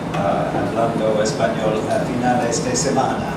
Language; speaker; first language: Spanish; non-native, learner; English